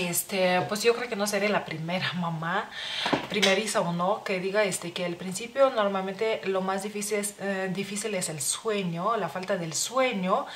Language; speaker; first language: Spanish; non-native, fluent; Lithuanian